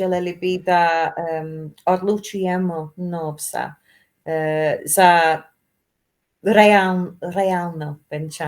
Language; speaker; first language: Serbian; non-native, learner; English